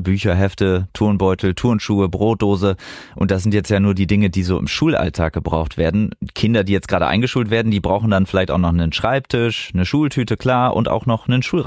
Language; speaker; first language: German; native; German